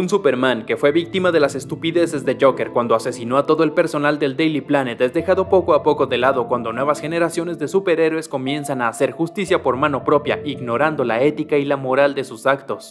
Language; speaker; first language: Spanish; native; Spanish